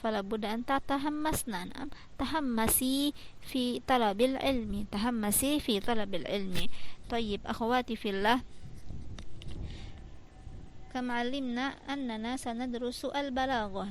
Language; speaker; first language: Arabic; non-native, fluent; Indonesian